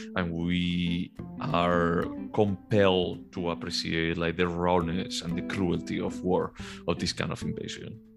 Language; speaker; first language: English; non-native, fluent; Galician